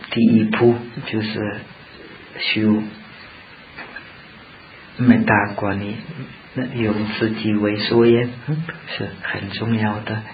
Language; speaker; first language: Chinese; non-native, fluent; Czech